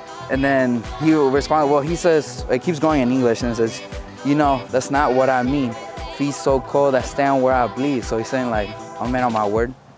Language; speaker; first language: English; native; English